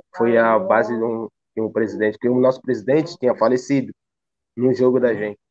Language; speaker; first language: Portuguese; native; Portuguese